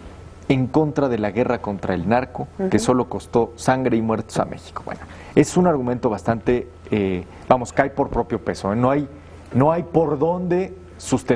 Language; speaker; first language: Spanish; native; Spanish